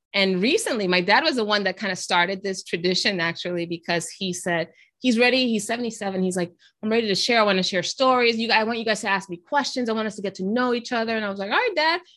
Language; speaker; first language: English; early bilingual, other home language; Spanish